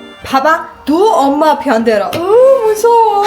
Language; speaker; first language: Korean; non-native, learner; Persian